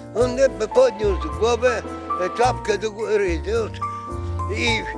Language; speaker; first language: Polish; non-native, local second language; Ukrainian